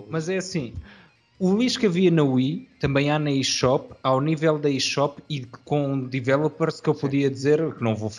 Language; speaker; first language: Portuguese; native; Portuguese